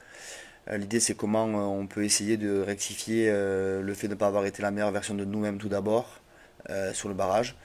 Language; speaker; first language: French; native; French